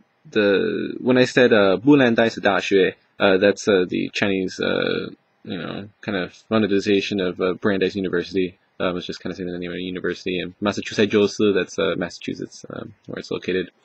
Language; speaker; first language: English; native; English